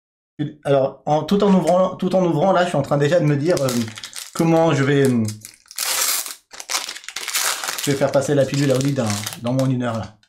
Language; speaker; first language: French; native; French